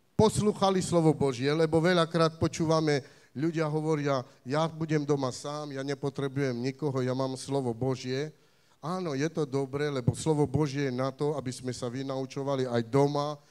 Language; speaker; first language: Slovak; non-native, local second language; Romany